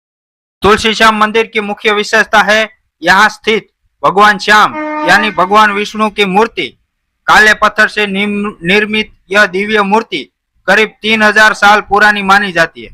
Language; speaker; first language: Hindi; non-native, local second language; Gujarati